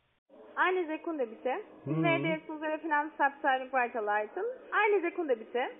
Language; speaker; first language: German; non-native, learner; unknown